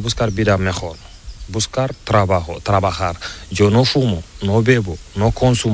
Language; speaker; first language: Spanish; non-native, learner; Fula